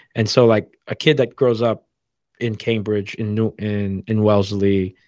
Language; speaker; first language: English; native; English